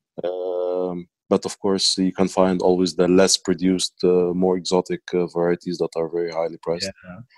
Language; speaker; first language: English; non-native, fluent; Arabic